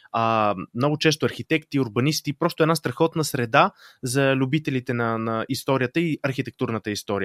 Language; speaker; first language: Bulgarian; native; Bulgarian